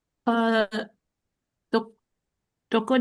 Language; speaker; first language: Japanese; non-native, learner; Indonesian